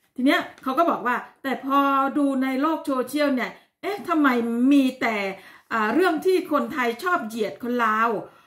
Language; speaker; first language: Thai; native; Thai